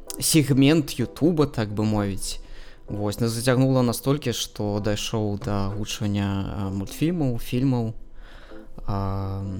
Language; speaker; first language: Belarusian; non-native, local second language; Russian